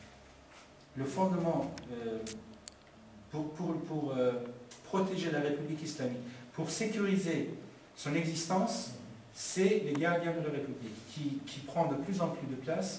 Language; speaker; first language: French; non-native, fluent; Persian